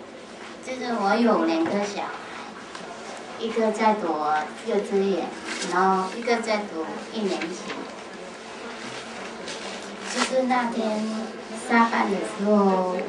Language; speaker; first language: Chinese; non-native, fluent; Vietnamese